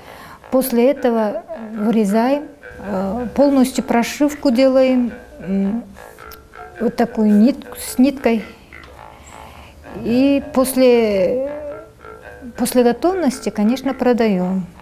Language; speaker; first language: Russian; non-native, local second language; Kyrgyz